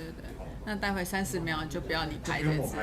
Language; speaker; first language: Chinese; native; Chinese